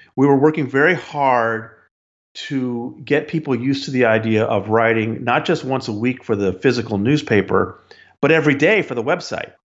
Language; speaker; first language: English; native; English